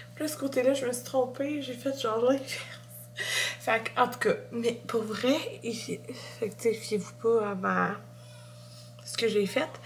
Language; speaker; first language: French; native; French